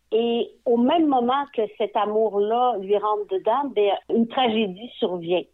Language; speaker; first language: French; native; French